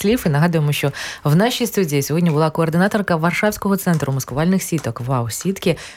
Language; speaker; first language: Ukrainian; native; Ukrainian